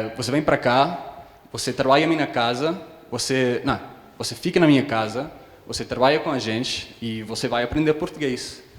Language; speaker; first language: Portuguese; non-native, fluent; English